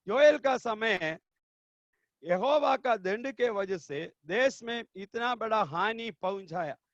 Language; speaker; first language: Hindi; non-native, local second language; Malayalam